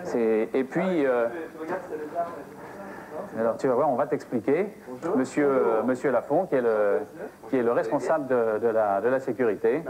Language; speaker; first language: French; native; French